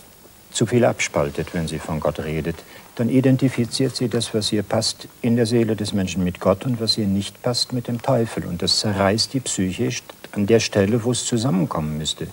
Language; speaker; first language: German; native; German